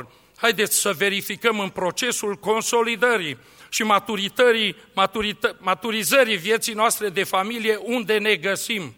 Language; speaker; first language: Romanian; native; Romanian